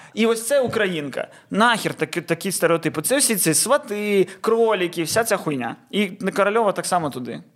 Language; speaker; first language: Ukrainian; non-native, local second language; Russian